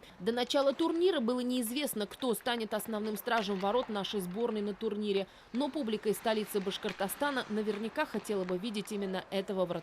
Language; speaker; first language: Russian; native; Russian